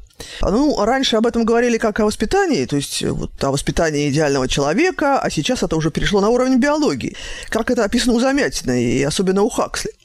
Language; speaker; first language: Russian; native; Russian